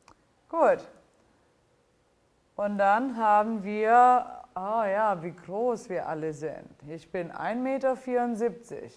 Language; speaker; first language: German; non-native, fluent; Italian